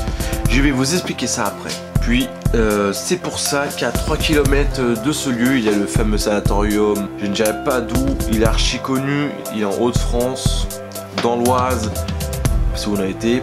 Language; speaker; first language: French; native; French